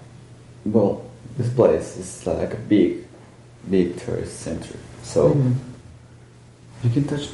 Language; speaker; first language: English; non-native, learner; Spanish